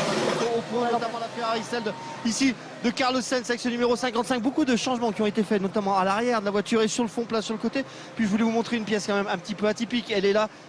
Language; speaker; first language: French; native; French